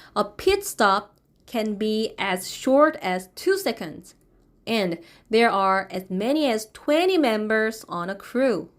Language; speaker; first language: English; non-native, fluent; Korean